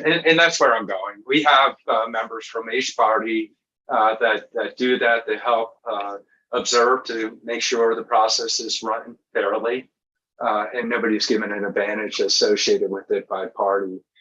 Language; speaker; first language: English; native; English